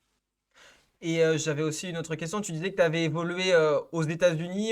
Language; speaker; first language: French; native; French